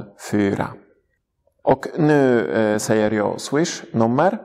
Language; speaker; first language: Swedish; non-native, fluent; Polish